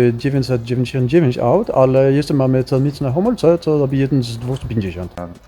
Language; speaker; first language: Polish; non-native, fluent; Danish